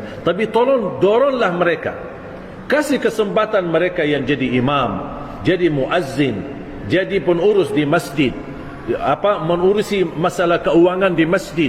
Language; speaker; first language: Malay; non-native, fluent; Arabic